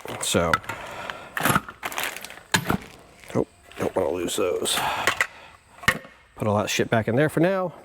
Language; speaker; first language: English; native; English